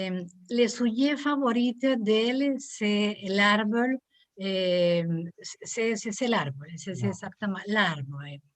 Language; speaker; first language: French; non-native, learner; Spanish